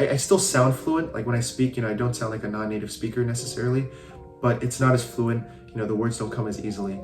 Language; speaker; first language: English; early bilingual, other home language; Chinese